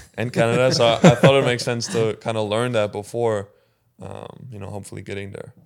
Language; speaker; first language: English; non-native, fluent; German